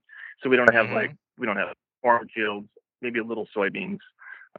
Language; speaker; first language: English; native; English